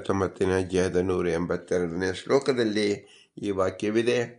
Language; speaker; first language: Kannada; native; Kannada